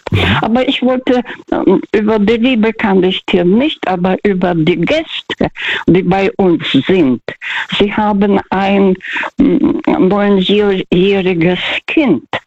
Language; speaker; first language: German; non-native, learner; Russian